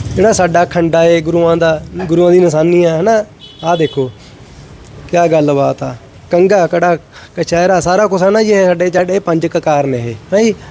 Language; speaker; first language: Punjabi; native; Punjabi